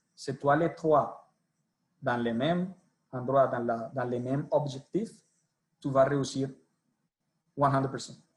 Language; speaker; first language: French; non-native, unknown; Spanish